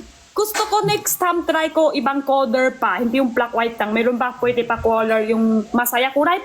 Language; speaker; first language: Filipino; non-native, learner; Chinese